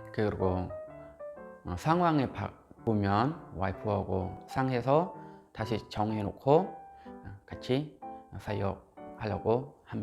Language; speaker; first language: Korean; non-native, fluent; Khmer